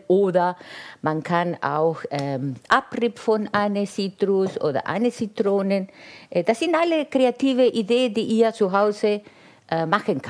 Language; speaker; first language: German; non-native, fluent; Italian